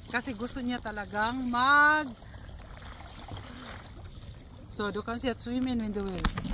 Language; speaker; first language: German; non-native, learner; Filipino